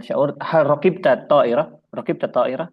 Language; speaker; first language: Arabic; non-native, fluent; Indonesian